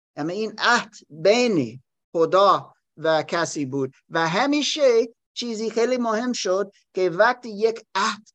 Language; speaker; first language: Persian; non-native, learner; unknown